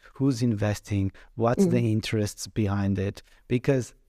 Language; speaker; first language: English; non-native, fluent; Portuguese